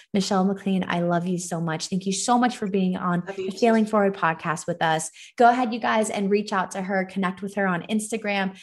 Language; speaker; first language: English; native; English